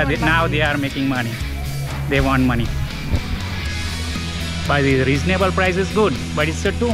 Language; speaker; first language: English; non-native, learner; Hindi